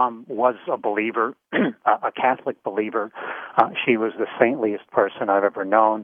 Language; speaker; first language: English; native; English